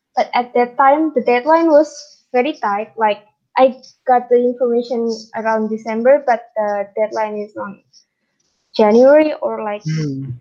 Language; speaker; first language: English; non-native, fluent; Indonesian